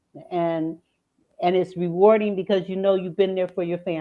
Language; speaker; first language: English; native; English